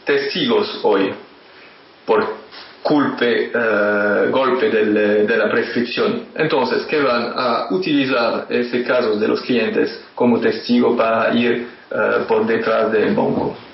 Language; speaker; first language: Spanish; non-native, fluent; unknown